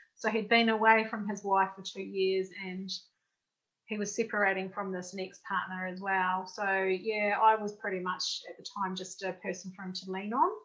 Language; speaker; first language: English; native; English